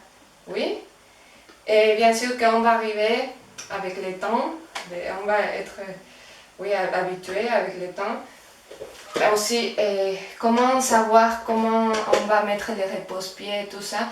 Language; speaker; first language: French; non-native, fluent; Spanish